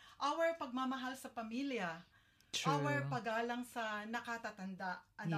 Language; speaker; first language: English; non-native, local second language; Hiligaynon